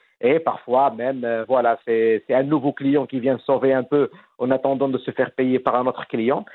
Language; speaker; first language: French; non-native, fluent; Arabic